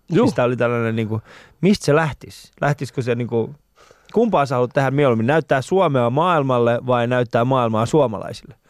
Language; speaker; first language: Finnish; early bilingual, other home language; Persian